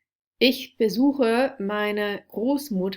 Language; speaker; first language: German; non-native, fluent; English